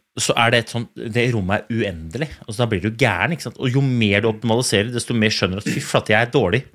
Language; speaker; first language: Norwegian; native; Norwegian